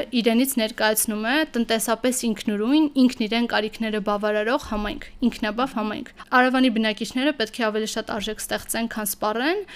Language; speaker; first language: Armenian; native; Armenian